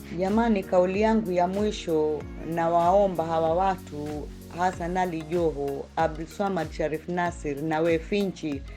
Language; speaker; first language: Swahili; native; Swahili